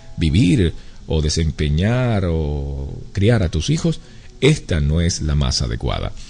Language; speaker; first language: Spanish; native; Spanish